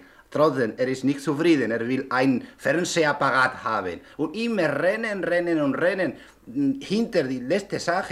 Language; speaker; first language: German; non-native, learner; Spanish